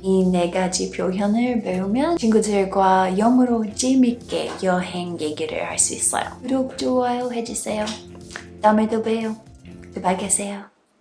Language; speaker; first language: Korean; non-native, fluent; English